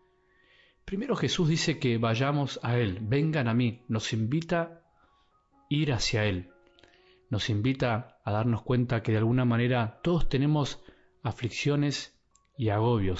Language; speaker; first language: Spanish; native; Spanish